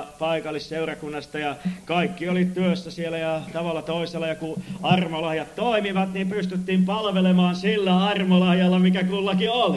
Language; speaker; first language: Finnish; native; Finnish